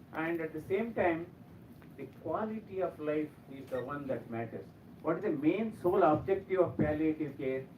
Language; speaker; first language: English; non-native, local second language; Kannada